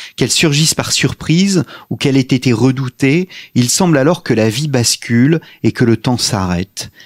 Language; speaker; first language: French; native; French